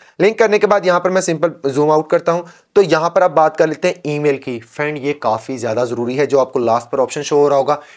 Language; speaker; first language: Urdu; non-native, local second language; Punjabi